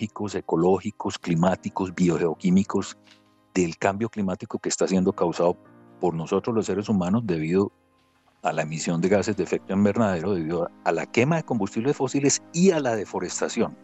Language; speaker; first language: Spanish; native; Spanish